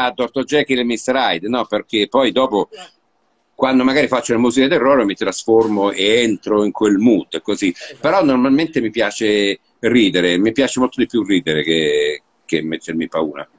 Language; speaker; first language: Italian; early bilingual, heritage; Italian